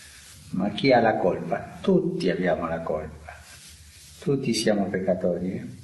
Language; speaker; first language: Italian; non-native, fluent; Spanish